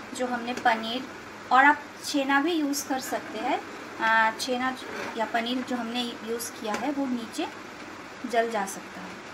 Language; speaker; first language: Hindi; non-native, local second language; Bangla